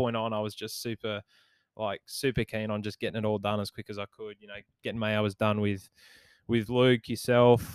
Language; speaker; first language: English; native; English